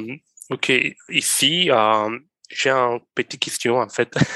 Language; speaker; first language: French; non-native, learner; Romanian